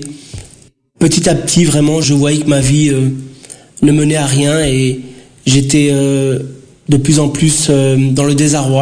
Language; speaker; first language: French; early bilingual, other home language; Portuguese